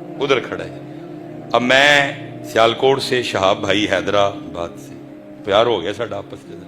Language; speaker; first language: Urdu; non-native, local second language; Punjabi